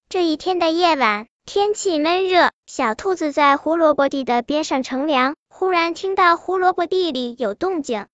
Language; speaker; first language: Chinese; native; Chinese